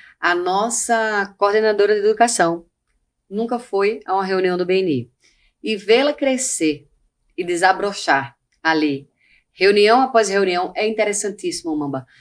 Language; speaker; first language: Portuguese; native; Portuguese